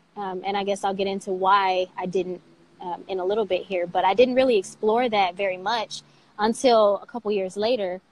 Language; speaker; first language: English; native; English